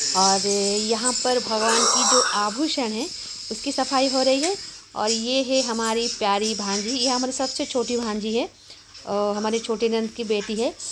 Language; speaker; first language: Hindi; non-native, local second language; Bangla